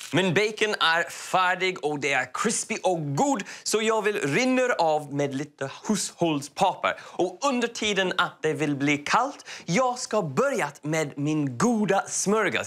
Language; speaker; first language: Swedish; non-native, learner; English